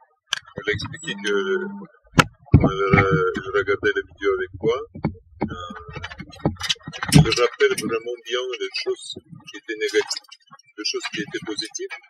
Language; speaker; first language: French; non-native, learner; Russian